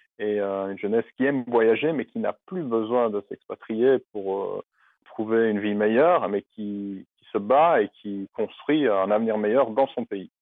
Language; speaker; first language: French; native; French